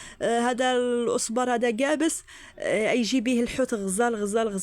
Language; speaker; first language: Arabic; native; Arabic